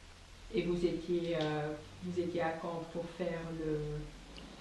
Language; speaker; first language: French; non-native, learner; English